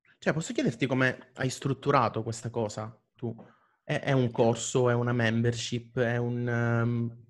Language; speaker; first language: Italian; native; Italian